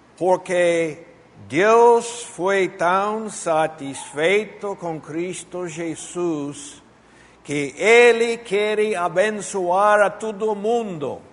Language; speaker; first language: Portuguese; non-native, fluent; Spanish